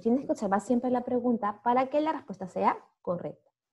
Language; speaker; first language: Spanish; native; Spanish